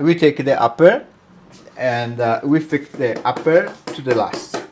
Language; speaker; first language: English; non-native, learner; Italian